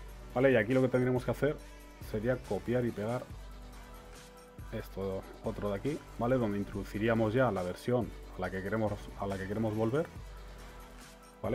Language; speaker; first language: Spanish; native; Spanish